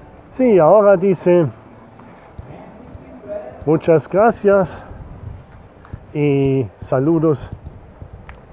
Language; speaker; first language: Spanish; non-native, learner; German